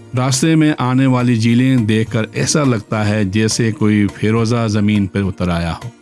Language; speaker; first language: Urdu; non-native, local second language; Balti